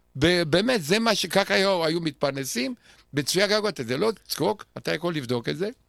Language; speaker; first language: Hebrew; non-native, fluent; Romanian